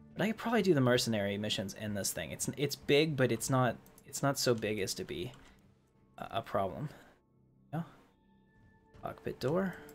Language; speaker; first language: English; native; English